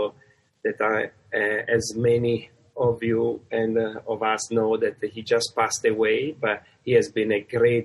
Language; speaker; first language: English; non-native, fluent; Italian